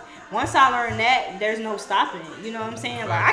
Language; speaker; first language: English; native; English